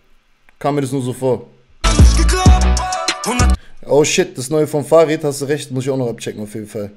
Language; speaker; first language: German; native; German